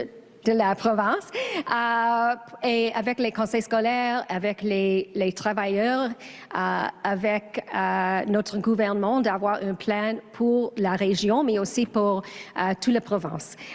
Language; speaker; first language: French; non-native, learner; English